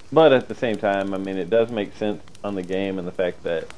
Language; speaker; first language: English; native; English